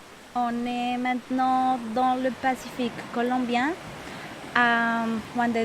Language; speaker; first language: French; non-native, fluent; Spanish